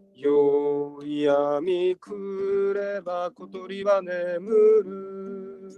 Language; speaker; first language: Japanese; native; Japanese